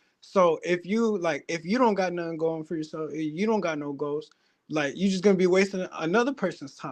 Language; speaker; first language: English; native; English